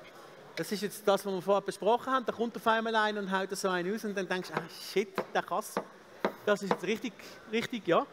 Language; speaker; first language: German; native; German